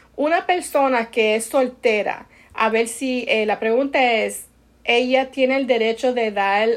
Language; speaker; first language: Spanish; early bilingual, heritage; Spanish